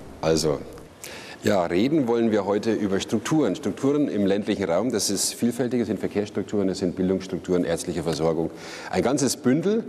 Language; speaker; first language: German; native; German